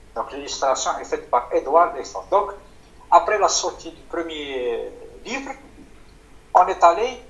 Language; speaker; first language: French; non-native, local second language; Arabic